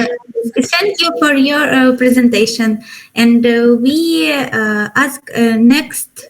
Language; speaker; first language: English; non-native, learner; Ukrainian